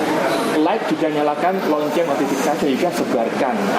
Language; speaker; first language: Indonesian; native; Indonesian